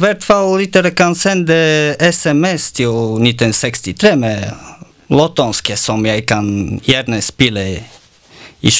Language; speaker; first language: Norwegian; non-native, learner; Bulgarian